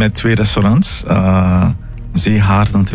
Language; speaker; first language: Dutch; early bilingual, heritage; Portuguese